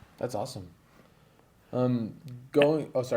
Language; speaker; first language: English; native; English